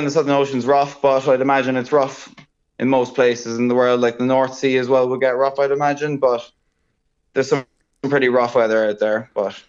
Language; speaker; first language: English; native; English